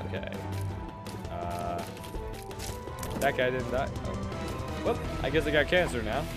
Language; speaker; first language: English; native; English